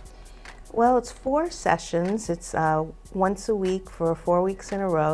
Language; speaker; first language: English; native; English